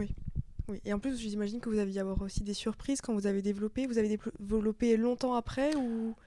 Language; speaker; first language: French; native; French